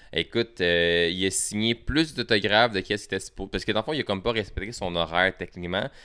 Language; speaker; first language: French; native; French